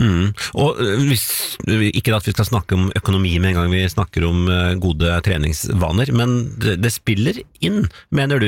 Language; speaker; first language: Norwegian; native; Norwegian